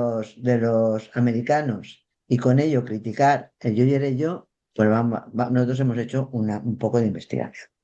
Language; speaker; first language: Spanish; native; Spanish